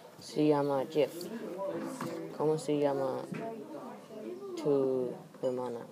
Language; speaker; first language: Spanish; non-native, learner; English